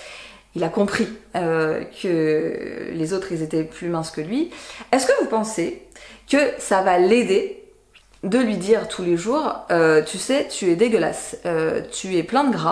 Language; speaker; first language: French; native; French